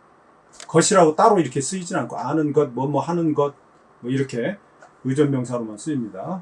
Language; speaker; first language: Korean; native; Korean